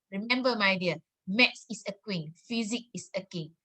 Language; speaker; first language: English; non-native, local second language; Malay